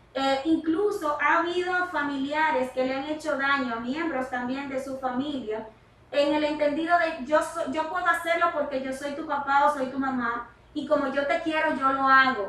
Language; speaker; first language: Spanish; native; Spanish